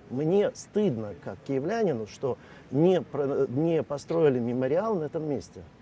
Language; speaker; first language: Russian; native; Russian